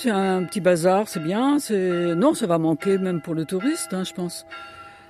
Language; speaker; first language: French; native; French